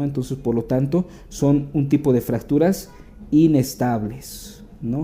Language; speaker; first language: Spanish; native; Spanish